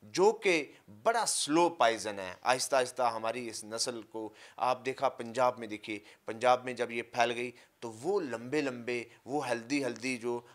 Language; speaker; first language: Urdu; non-native, local second language; Punjabi